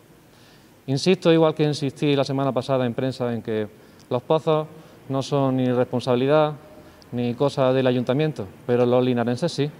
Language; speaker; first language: Spanish; native; Spanish